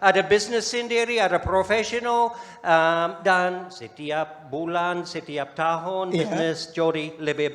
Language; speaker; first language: Indonesian; non-native, fluent; English